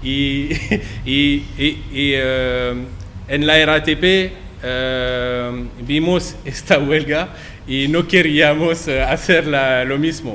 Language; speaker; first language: Spanish; non-native, learner; French